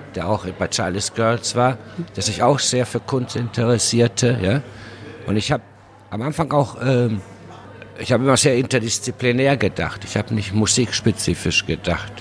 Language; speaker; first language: German; early bilingual, other home language; Spanish